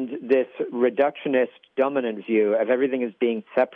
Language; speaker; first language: English; native; English